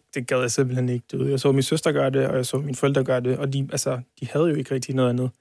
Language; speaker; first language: Danish; early bilingual, heritage; Serbian